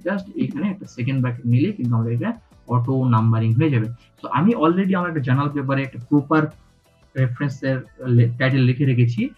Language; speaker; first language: Bangla; native; Bangla